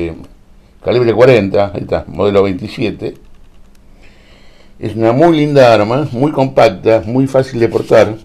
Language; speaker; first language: Spanish; native; Spanish